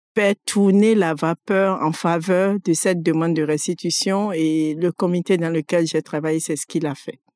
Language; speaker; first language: French; non-native, local second language; Fon